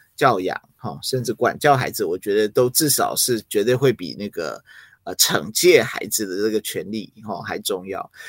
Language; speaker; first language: Chinese; early bilingual, other home language; English